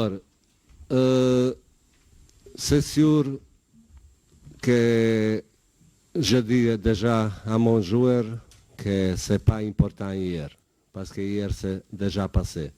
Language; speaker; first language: French; non-native, learner; Bosnian